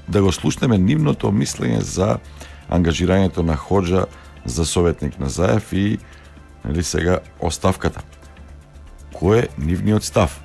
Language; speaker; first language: Macedonian; native; Macedonian